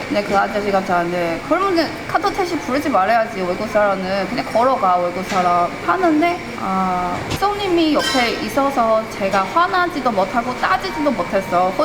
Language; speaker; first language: Korean; non-native, fluent; Chinese